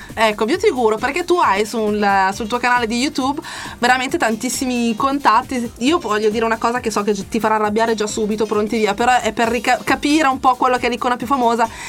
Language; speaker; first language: Italian; native; Italian